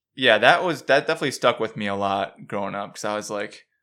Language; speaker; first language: English; early bilingual, other home language; Urdu